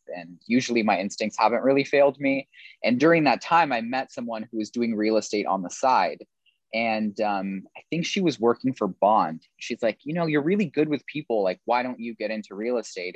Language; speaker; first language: English; native; English